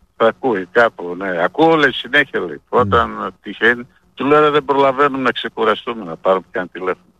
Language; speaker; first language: Greek; native; Greek